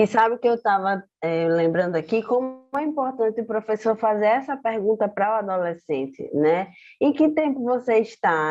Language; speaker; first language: Portuguese; native; Portuguese